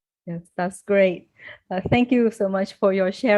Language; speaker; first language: English; non-native, fluent; Vietnamese